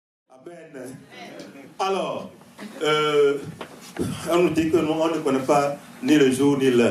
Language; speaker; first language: French; native; French